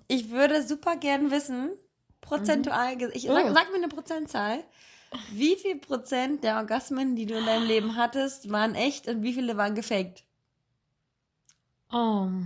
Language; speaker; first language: German; native; German